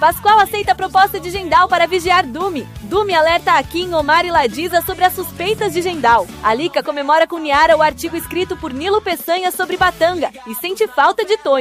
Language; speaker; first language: Portuguese; native; Portuguese